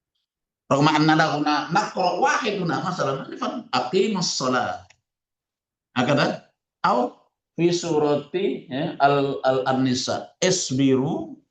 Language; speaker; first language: Arabic; non-native, fluent; Indonesian